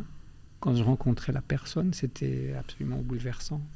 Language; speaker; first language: French; early bilingual, other home language; Albanian